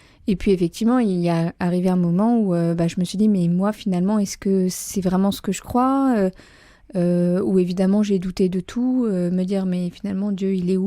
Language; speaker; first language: French; native; French